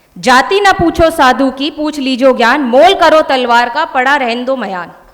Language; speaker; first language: Hindi; native; Hindi